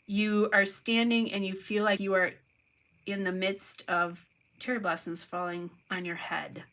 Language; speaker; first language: English; native; English